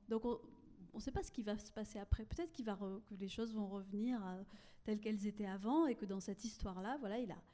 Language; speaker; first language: French; native; French